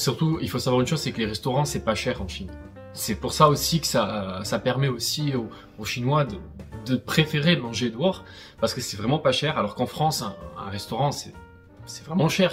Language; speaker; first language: French; native; French